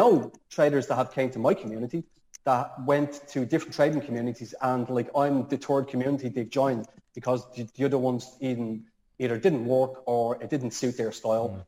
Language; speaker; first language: English; native; English